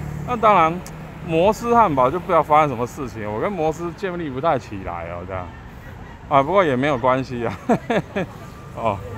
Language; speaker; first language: Chinese; native; Chinese